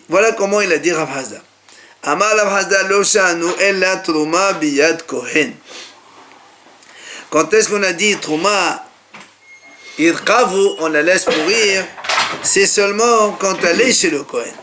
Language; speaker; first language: French; native; French